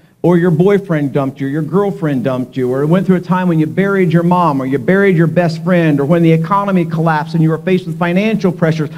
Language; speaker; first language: English; native; English